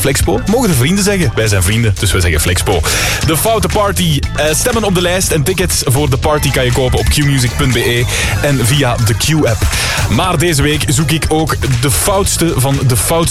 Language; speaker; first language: Dutch; native; Dutch